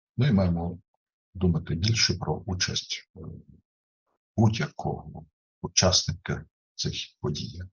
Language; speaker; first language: Ukrainian; non-native, fluent; German